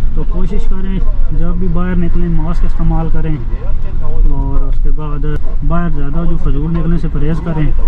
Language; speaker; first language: Urdu; non-native, local second language; Punjabi